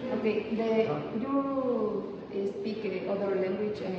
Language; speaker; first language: English; non-native, learner; Spanish